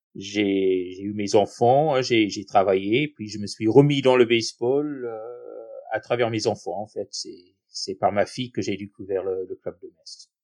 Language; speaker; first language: French; non-native, fluent; English